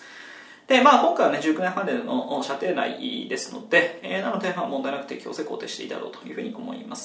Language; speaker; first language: Japanese; native; Japanese